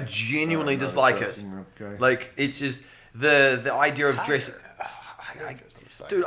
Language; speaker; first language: English; native; English